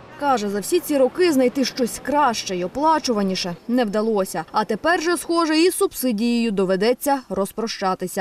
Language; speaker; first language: Ukrainian; native; Ukrainian